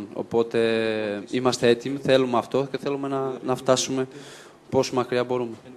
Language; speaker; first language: Greek; non-native, fluent; Portuguese